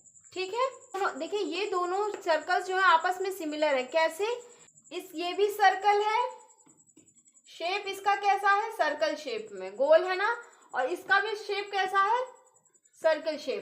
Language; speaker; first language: Hindi; native; Hindi